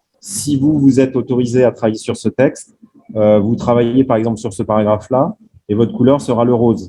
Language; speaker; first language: French; native; French